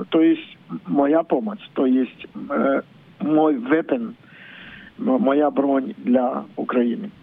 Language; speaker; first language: Polish; non-native, learner; Ukrainian